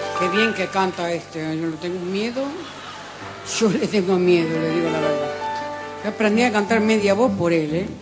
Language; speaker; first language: Spanish; native; Spanish